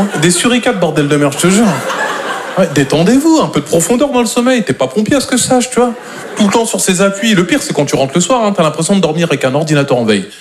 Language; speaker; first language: French; native; French